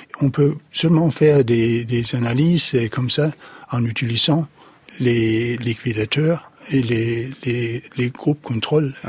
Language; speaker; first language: French; non-native, fluent; Danish